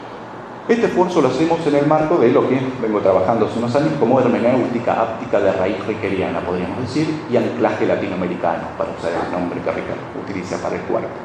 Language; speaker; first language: Spanish; native; Spanish